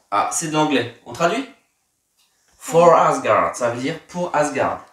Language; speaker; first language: French; native; French